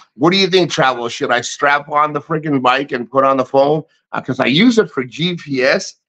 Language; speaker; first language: English; native; English